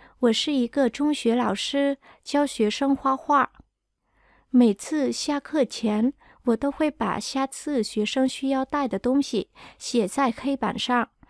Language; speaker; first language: Chinese; non-native, fluent; Vietnamese